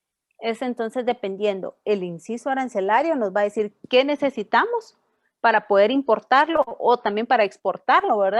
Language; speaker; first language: Spanish; native; Spanish